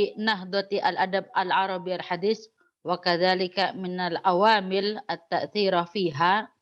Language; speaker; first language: Arabic; non-native, fluent; Indonesian